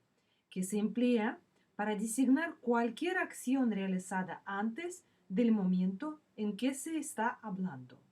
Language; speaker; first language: Spanish; non-native, fluent; Russian